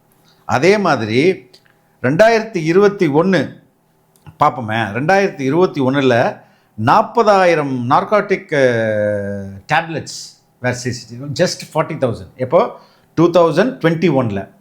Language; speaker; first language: Tamil; native; Tamil